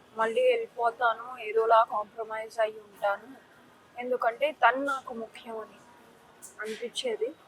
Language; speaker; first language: Telugu; non-native, local second language; Punjabi